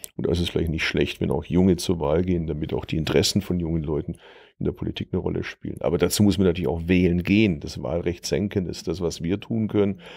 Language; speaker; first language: German; early bilingual, other home language; Turkish